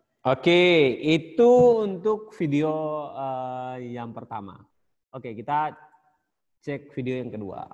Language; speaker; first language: Indonesian; native; Indonesian